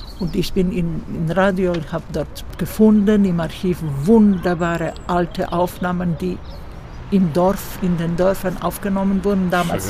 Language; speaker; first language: German; non-native, fluent; Croatian